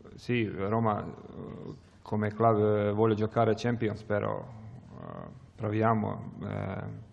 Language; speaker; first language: Italian; non-native, learner; Croatian